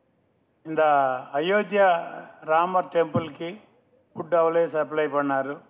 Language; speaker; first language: Tamil; non-native, local second language; Telugu